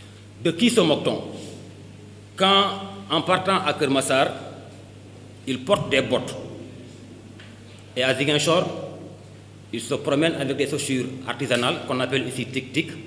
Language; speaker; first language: French; non-native, local second language; Wolof